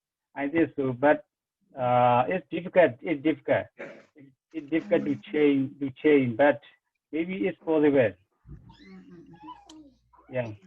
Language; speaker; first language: English; non-native, learner; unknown